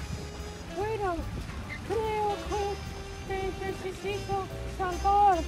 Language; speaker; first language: Spanish; non-native, learner; English